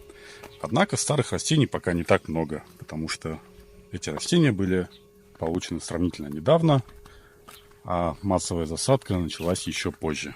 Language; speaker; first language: Russian; native; Russian